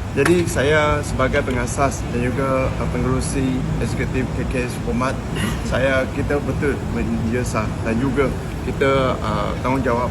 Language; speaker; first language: Malay; non-native, local second language; Chinese